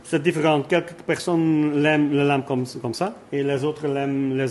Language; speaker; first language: French; non-native, local second language; Dutch